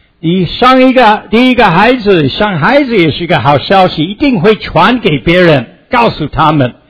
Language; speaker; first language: Chinese; early bilingual, heritage; Chinese